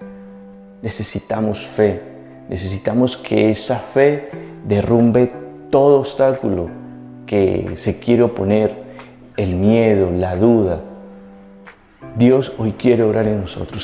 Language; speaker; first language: Spanish; native; Spanish